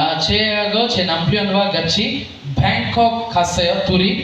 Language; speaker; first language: Korean; non-native, learner; Telugu